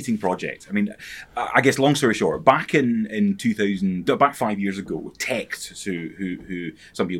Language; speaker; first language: English; native; English